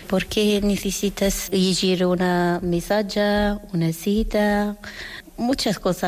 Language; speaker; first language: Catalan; non-native, learner; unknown